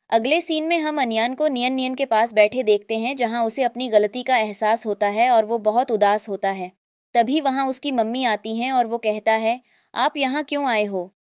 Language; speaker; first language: Hindi; native; Hindi